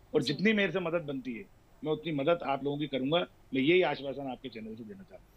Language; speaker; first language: Hindi; native; Hindi